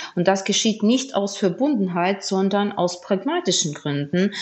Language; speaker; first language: German; non-native, fluent; Ukrainian